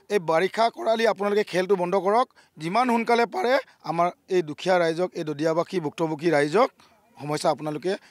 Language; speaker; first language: Assamese; native; Assamese